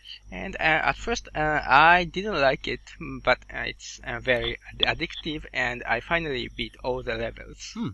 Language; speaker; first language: English; non-native, fluent; Japanese